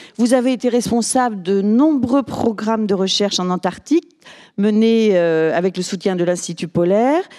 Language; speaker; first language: French; native; French